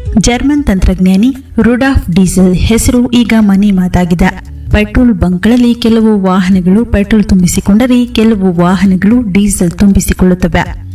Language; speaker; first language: Kannada; native; Kannada